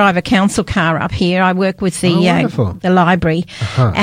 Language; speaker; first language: English; native; English